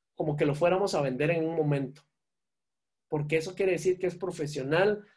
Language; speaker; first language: Spanish; native; Spanish